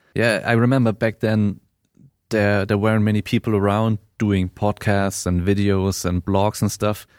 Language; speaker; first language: English; non-native, fluent; German